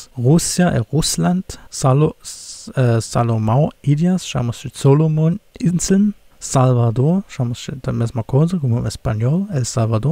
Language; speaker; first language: Portuguese; non-native, fluent; German